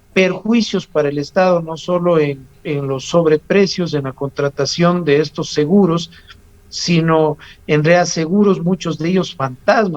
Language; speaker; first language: Spanish; native; Spanish